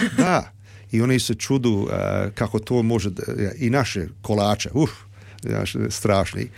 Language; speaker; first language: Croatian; early bilingual, heritage; Serbian